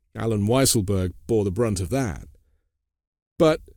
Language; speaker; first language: English; native; English